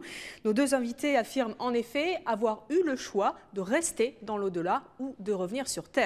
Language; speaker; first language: French; native; French